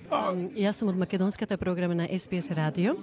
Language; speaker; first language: Macedonian; native; Macedonian